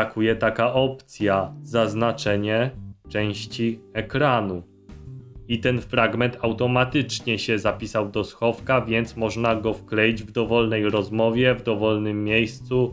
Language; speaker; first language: Polish; native; Polish